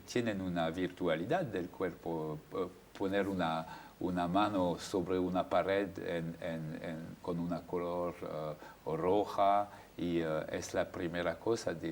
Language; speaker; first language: Spanish; non-native, fluent; French